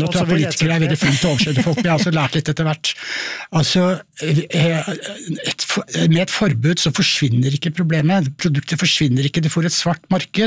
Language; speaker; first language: Norwegian; native; Norwegian